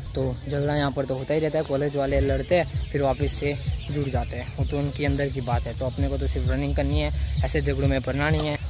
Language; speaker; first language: Hindi; non-native, local second language; Gujarati